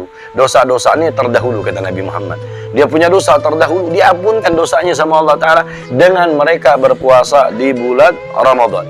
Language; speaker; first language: Indonesian; native; Indonesian